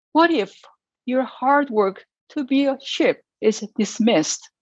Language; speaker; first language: English; non-native, fluent; Korean